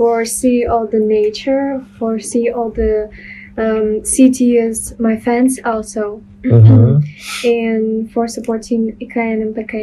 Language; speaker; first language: English; non-native, learner; Russian